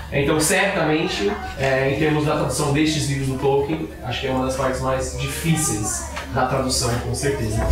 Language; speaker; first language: Portuguese; early bilingual, heritage; Portuguese